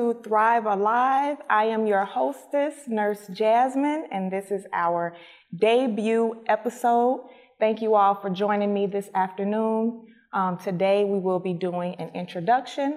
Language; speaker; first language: English; native; English